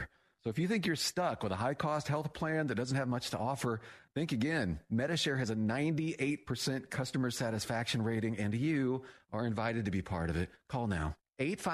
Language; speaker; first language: English; native; English